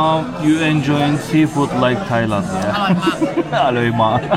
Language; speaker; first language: English; non-native, learner; Turkish